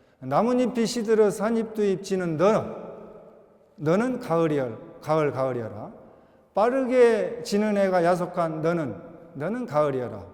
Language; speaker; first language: Korean; native; Korean